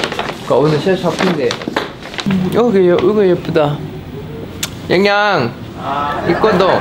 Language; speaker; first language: Korean; non-native, fluent; Chinese